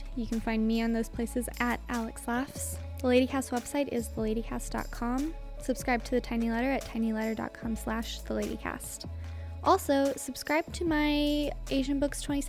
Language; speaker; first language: English; native; English